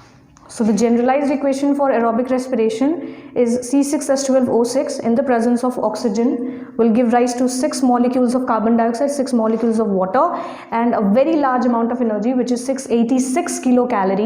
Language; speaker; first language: English; non-native, local second language; Hindi